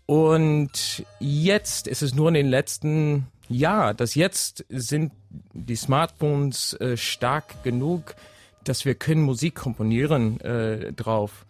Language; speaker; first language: German; non-native, fluent; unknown